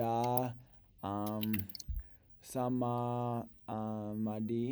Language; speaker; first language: Indonesian; non-native, learner; English